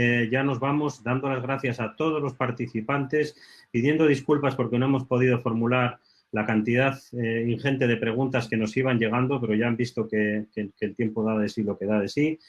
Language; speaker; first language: Spanish; native; Spanish